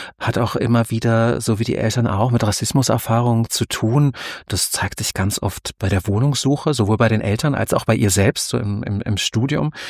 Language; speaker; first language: German; native; German